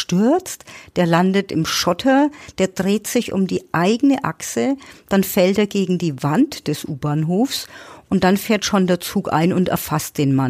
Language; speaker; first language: German; native; German